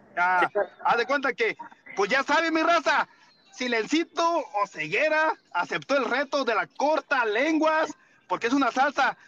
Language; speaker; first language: Spanish; native; Spanish